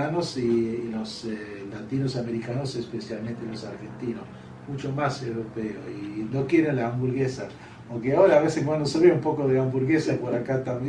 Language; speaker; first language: Spanish; non-native, fluent; English